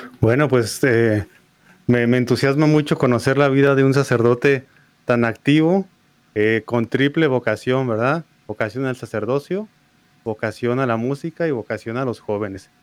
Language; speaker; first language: Spanish; native; Spanish